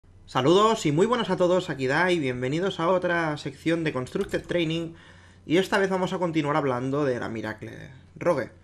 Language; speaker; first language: Spanish; native; Spanish